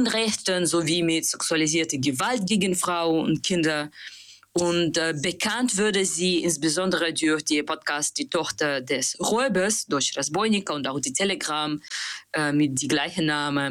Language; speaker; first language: German; non-native, learner; Russian